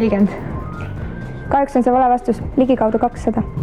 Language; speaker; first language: Estonian; native; Estonian